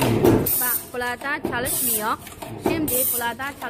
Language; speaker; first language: Turkish; non-native, learner; Chinese